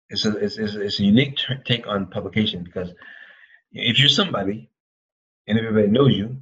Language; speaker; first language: English; native; English